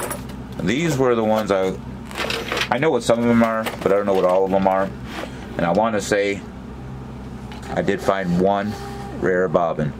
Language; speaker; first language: English; native; English